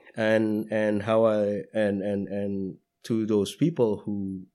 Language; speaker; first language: English; non-native, fluent; Indonesian